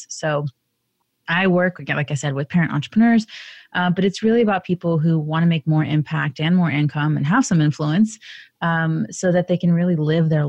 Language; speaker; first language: English; native; English